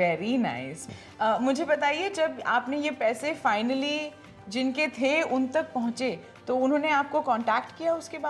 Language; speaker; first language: Hindi; native; Hindi